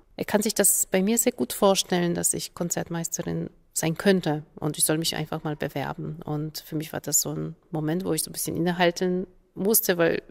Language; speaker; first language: German; non-native, fluent; Polish